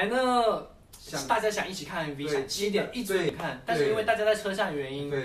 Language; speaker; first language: Chinese; native; Chinese